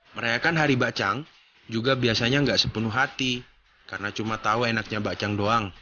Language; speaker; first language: Indonesian; native; Indonesian